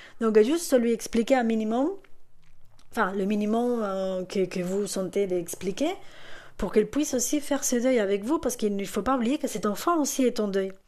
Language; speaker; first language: French; non-native, fluent; Spanish